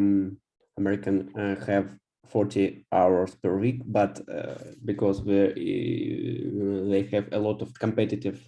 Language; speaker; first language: English; non-native, learner; Russian